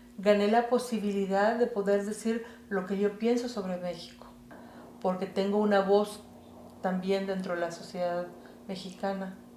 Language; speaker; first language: Spanish; native; Spanish